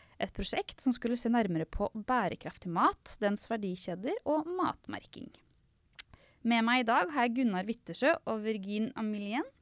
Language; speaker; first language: Norwegian; native; Norwegian